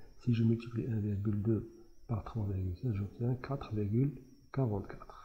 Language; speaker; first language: French; non-native, local second language; Arabic